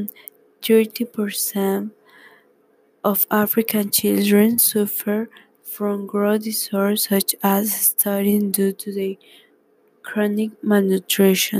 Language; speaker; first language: English; non-native, learner; Spanish